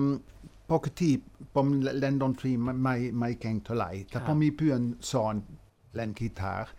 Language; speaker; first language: Thai; non-native, fluent; Dutch